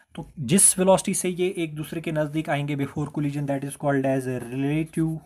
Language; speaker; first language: Hindi; non-native, local second language; Kashmiri